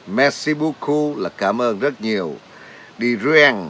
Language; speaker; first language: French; non-native, learner; Vietnamese